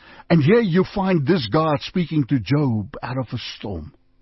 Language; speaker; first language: English; non-native, local second language; Afrikaans